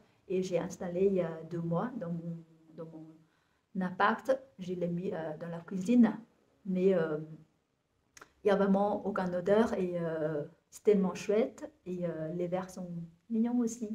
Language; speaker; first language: French; non-native, fluent; Vietnamese